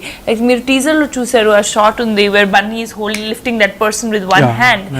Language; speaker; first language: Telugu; non-native, fluent; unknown